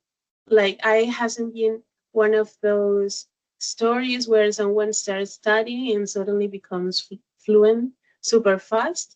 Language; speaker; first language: English; non-native, learner; Spanish